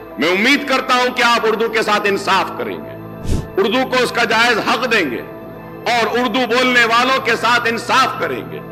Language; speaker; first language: Urdu; native; Urdu